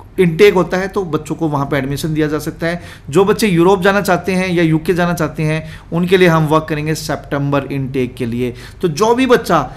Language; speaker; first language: Hindi; native; Hindi